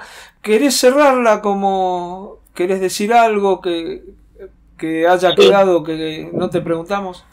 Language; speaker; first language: Spanish; native; Spanish